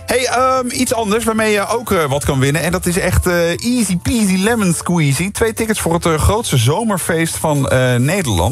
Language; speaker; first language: Dutch; native; Dutch